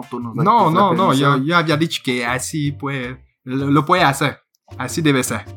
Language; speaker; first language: Spanish; non-native, fluent; French